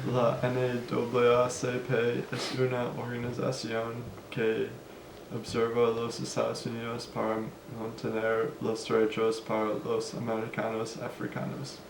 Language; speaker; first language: Spanish; non-native, learner; English